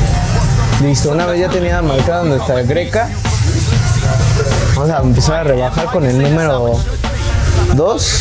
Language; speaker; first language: Spanish; native; Spanish